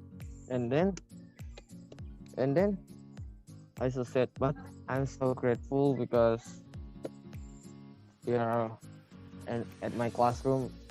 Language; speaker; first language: English; non-native, learner; Indonesian